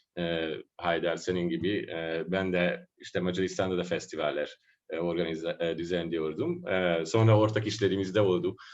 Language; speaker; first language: Turkish; non-native, fluent; Hungarian